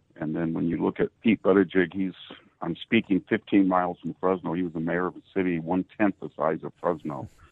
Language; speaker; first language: English; native; English